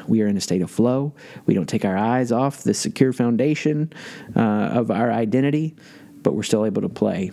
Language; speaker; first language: English; native; English